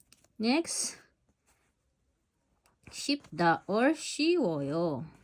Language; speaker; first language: Korean; non-native, learner; Filipino